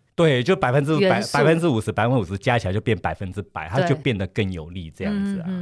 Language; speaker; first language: Chinese; native; Chinese